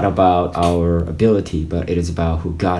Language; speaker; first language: English; non-native, fluent; Korean